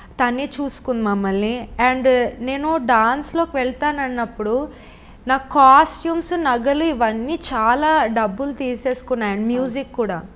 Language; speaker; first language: Telugu; native; Telugu